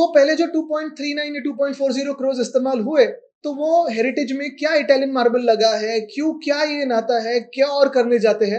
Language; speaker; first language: Hindi; non-native, local second language; Marathi